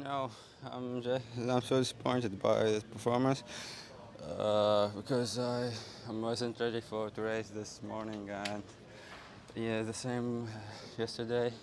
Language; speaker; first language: English; non-native, learner; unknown